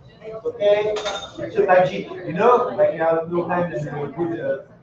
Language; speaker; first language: English; non-native, learner; French